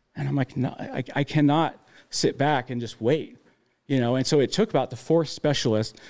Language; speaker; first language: English; native; English